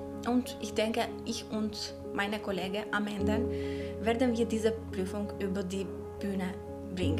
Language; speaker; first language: German; non-native, fluent; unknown